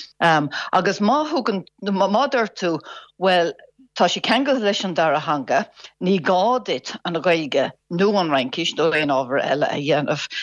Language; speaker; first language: Irish; non-native, local second language; English